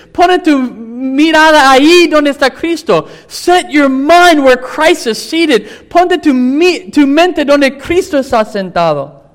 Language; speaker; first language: Spanish; non-native, fluent; English